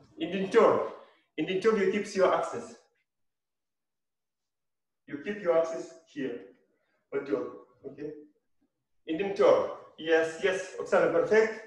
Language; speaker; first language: English; non-native, learner; Russian